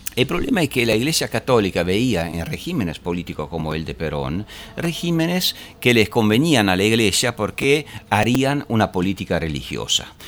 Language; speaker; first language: Spanish; non-native, fluent; Italian